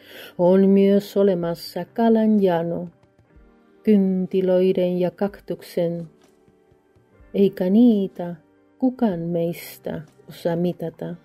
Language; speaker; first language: Finnish; non-native, fluent; Spanish